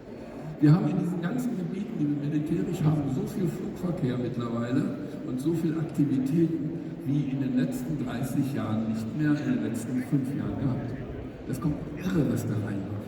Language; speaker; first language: German; native; German